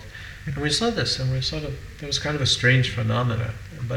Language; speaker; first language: English; native; English